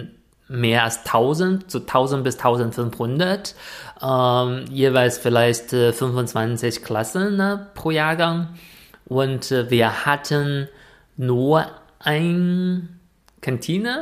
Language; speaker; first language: German; non-native, fluent; Chinese